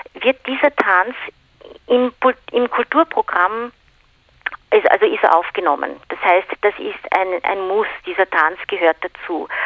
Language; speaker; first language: German; native; German